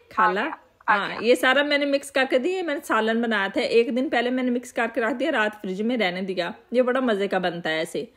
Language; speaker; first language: Urdu; native; Urdu